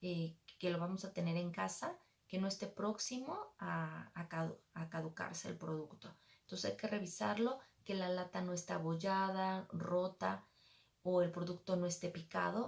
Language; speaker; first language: Spanish; native; Spanish